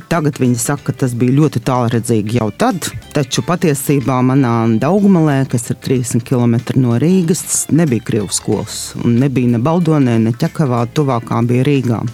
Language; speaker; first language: Latvian; non-native, local second language; Russian